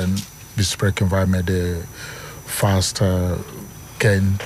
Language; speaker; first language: Dutch; non-native, fluent; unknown